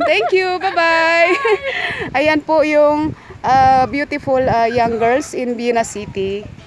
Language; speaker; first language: English; non-native, local second language; Filipino